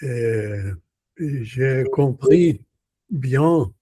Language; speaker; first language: French; non-native, learner; Portuguese